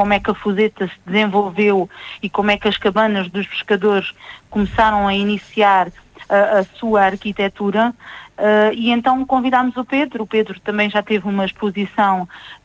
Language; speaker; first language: Portuguese; native; Portuguese